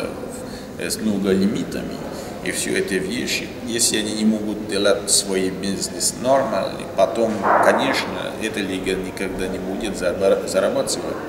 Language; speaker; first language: Russian; non-native, learner; French